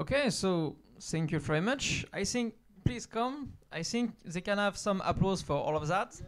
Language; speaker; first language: English; non-native, fluent; French